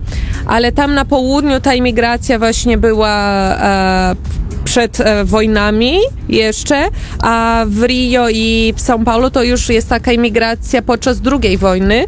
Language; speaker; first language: Polish; early bilingual, heritage; Portuguese